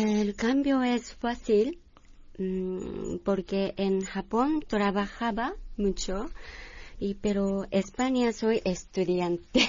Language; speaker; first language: Spanish; non-native, learner; Japanese